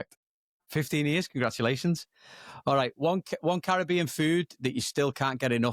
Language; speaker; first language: English; native; English